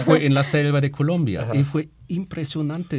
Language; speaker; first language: Spanish; non-native, fluent; German